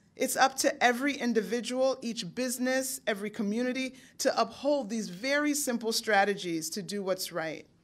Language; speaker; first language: English; native; English